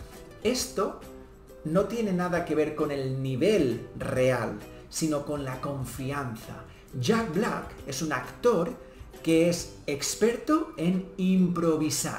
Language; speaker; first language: Spanish; native; Spanish